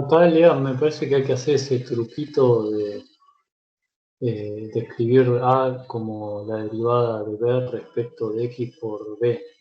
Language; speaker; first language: Spanish; native; Spanish